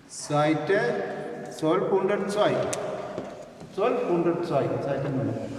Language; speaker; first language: German; non-native, learner; Malayalam